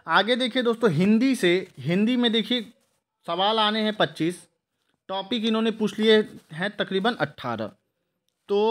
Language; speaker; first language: Hindi; native; Hindi